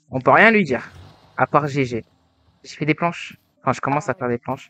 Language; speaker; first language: French; native; French